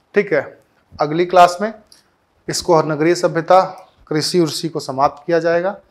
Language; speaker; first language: Hindi; native; Hindi